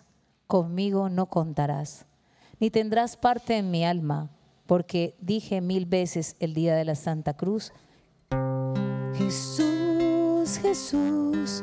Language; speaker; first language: Spanish; native; Spanish